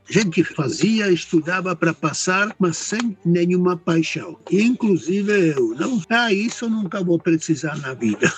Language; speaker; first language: Portuguese; non-native, fluent; Czech